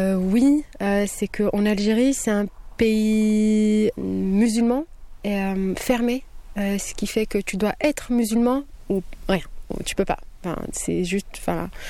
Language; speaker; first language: French; non-native, local second language; Kabyle